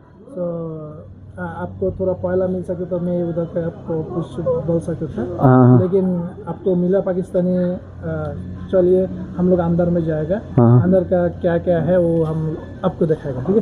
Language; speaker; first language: Hindi; non-native, learner; Bangla